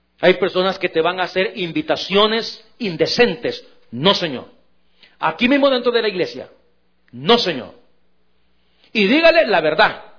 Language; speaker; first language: Spanish; native; Spanish